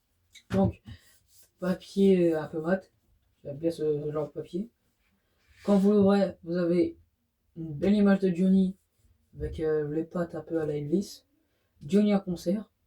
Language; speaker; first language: French; native; French